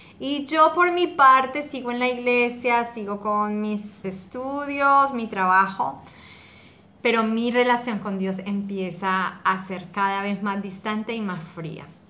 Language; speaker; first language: Spanish; native; Spanish